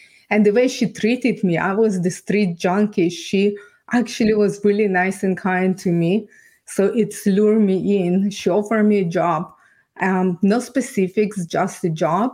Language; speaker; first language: English; non-native, fluent; Ukrainian